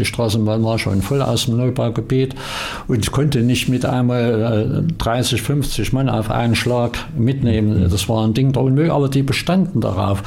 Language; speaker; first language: German; native; German